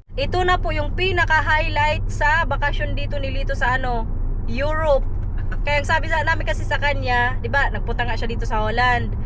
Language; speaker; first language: Filipino; non-native, local second language; Waray